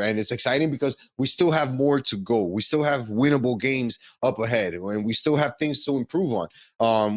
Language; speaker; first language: English; native; English